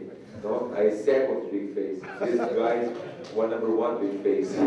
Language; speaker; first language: English; non-native, learner; Portuguese